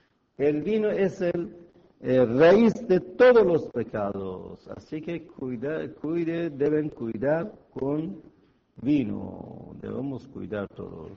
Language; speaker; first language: Spanish; non-native, fluent; Persian